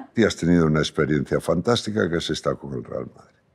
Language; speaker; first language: Spanish; native; Spanish